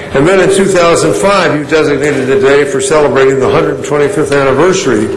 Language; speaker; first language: English; native; English